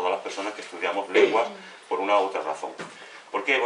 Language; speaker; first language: Spanish; native; Spanish